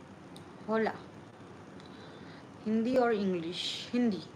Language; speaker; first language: Hindi; non-native, local second language; Bangla